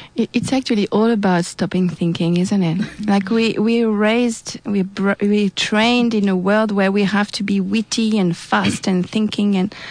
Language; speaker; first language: English; native; English